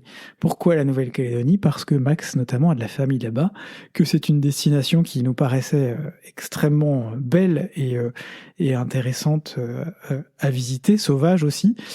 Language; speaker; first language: French; native; French